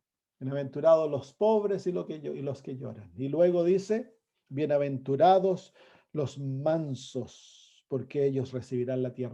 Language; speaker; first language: Spanish; native; Spanish